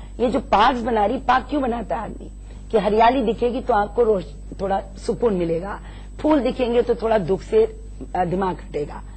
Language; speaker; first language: Hindi; native; Hindi